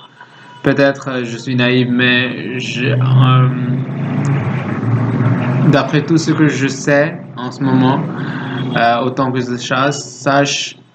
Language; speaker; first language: French; non-native, learner; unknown